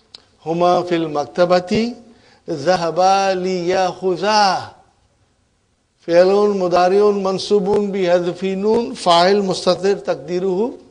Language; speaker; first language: Arabic; non-native, fluent; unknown